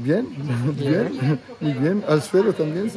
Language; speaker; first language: Spanish; non-native, learner; Italian